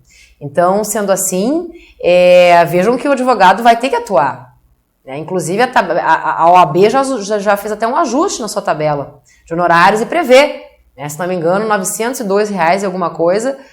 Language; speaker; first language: Portuguese; native; Portuguese